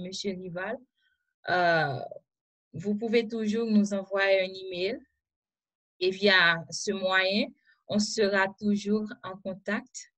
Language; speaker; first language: French; non-native, local second language; Haitian Creole